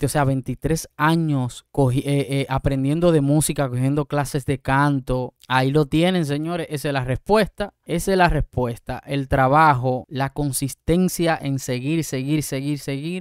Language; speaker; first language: Spanish; native; Spanish